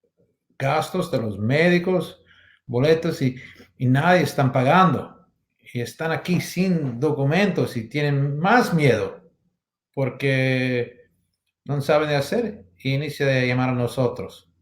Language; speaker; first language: Spanish; non-native, learner; English